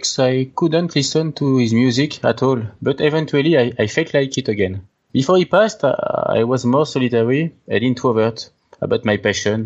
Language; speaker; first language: English; non-native, learner; French